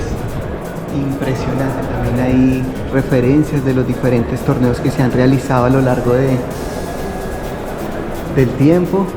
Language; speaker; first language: Spanish; native; Spanish